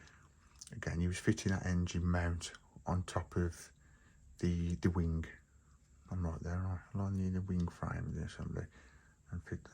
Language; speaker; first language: English; native; English